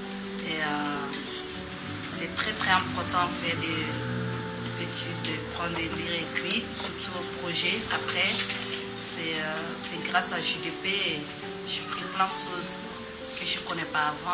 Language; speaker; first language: French; non-native, learner; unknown